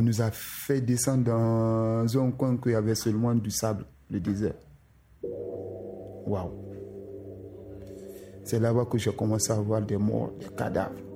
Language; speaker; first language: French; non-native, local second language; Susu